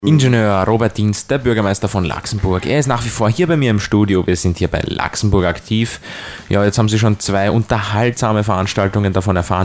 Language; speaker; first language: German; native; German